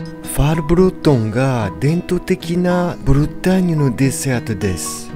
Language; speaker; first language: Japanese; non-native, learner; French